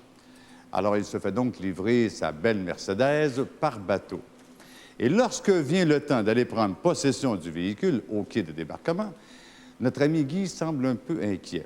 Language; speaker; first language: French; native; French